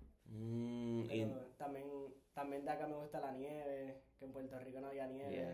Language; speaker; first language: Spanish; native; Spanish